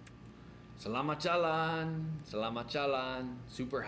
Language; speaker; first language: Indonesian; non-native, learner; English